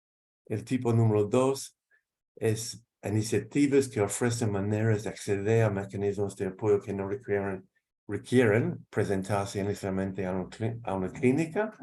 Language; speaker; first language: Spanish; non-native, fluent; English